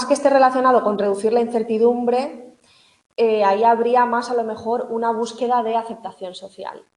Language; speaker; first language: Spanish; native; Spanish